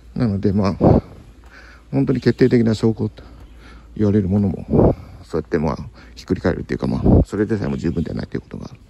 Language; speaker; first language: Japanese; native; Japanese